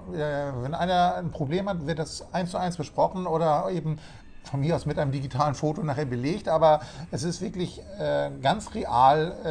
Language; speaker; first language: German; native; German